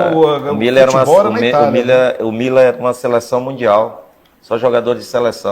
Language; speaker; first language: Portuguese; native; Portuguese